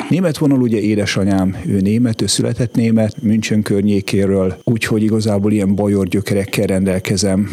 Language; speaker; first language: Hungarian; early bilingual, heritage; German